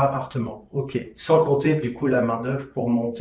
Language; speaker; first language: French; native; French